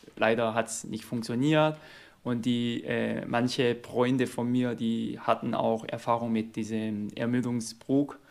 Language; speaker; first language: German; non-native, fluent; Korean